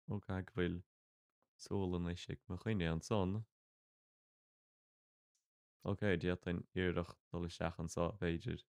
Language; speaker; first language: Irish; non-native, local second language; English